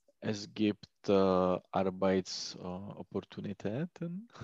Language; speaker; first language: German; non-native, learner; Czech